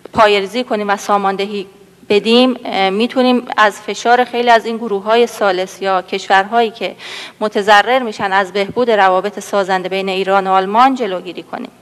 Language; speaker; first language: Persian; native; Persian